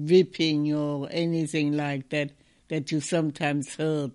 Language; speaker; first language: English; non-native, fluent; German